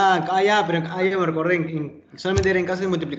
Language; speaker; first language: Spanish; native; Spanish